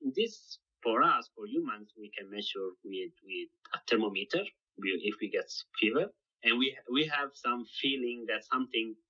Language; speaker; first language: English; non-native, fluent; Italian